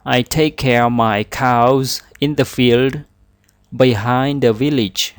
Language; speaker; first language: English; non-native, learner; Khmer